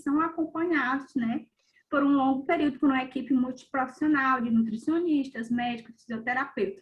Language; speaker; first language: Portuguese; native; Portuguese